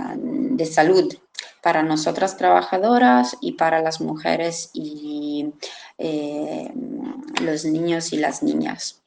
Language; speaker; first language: Spanish; non-native, fluent; Italian